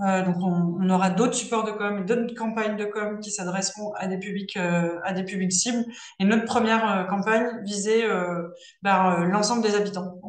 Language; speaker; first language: French; native; French